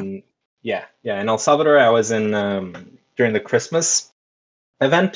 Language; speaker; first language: English; non-native, fluent; Spanish